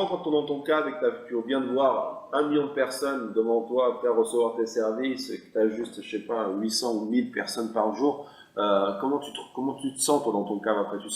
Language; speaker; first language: French; native; French